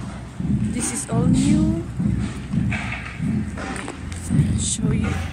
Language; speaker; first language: English; non-native, fluent; Spanish